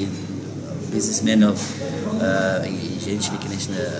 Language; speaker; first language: Russian; non-native, fluent; English